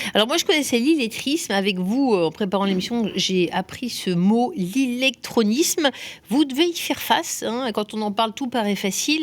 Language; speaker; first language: French; native; French